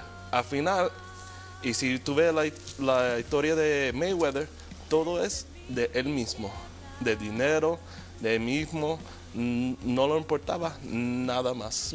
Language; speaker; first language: Spanish; early bilingual, heritage; Spanish